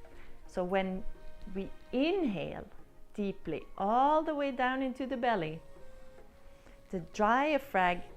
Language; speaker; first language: English; non-native, fluent; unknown